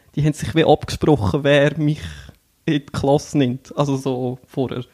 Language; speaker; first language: German; native; German